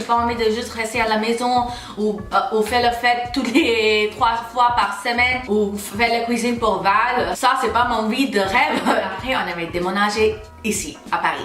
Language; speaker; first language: French; non-native, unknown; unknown